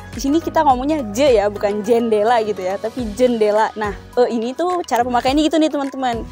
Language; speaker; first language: Indonesian; native; Indonesian